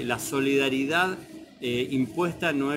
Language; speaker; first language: Spanish; native; Spanish